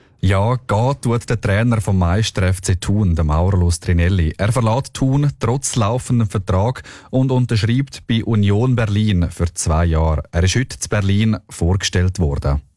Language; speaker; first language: German; native; German